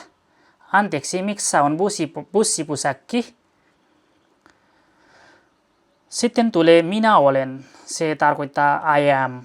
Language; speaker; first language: Finnish; non-native, learner; Nepali